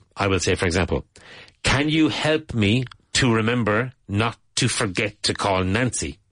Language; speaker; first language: English; native; English